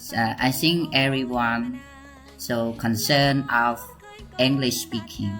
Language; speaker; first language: English; non-native, learner; Khmer